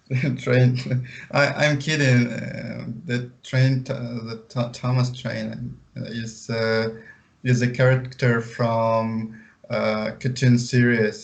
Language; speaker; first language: English; non-native, learner; Ukrainian